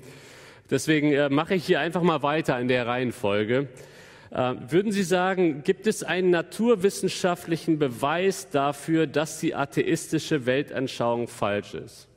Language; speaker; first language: German; native; German